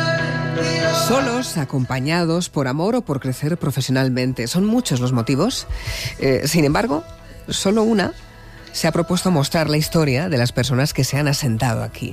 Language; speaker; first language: Spanish; native; Spanish